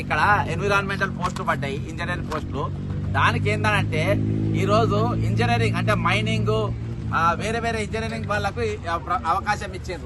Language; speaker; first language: Telugu; native; Telugu